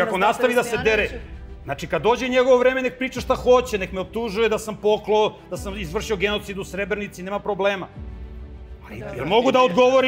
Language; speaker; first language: Serbian; native; Serbian